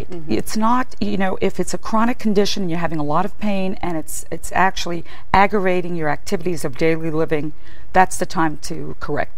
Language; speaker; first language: English; native; English